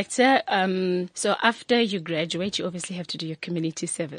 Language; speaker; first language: English; non-native, local second language; Tswana